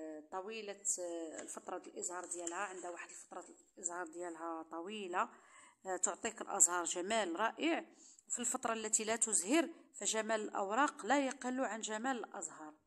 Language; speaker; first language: Arabic; native; Arabic